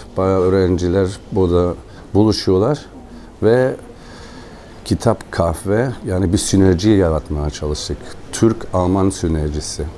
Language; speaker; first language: Turkish; non-native, fluent; German